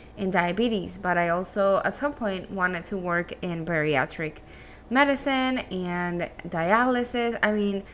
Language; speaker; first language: English; non-native, fluent; Spanish